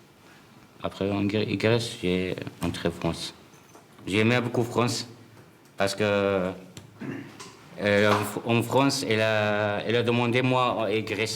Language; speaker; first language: French; non-native, learner; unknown